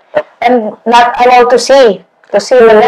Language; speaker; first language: English; non-native, learner; Indonesian